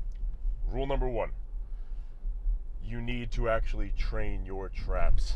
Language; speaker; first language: English; native; English